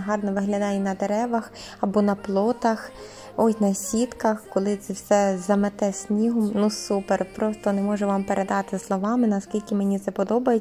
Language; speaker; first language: Ukrainian; native; Ukrainian